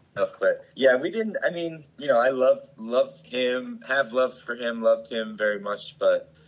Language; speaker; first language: English; native; English